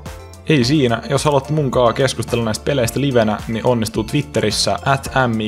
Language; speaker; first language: Finnish; native; Finnish